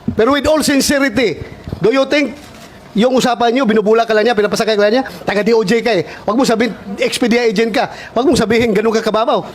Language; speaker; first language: Filipino; non-native, local second language; Cebuano